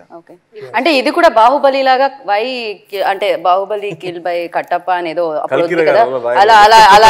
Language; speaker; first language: Telugu; native; Telugu